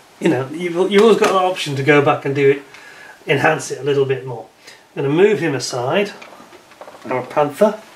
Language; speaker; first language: English; native; English